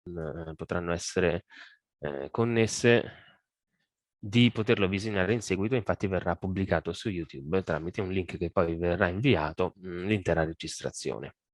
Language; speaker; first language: Italian; native; Italian